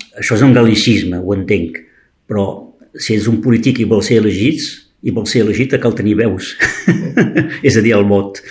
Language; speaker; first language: Catalan; native; Catalan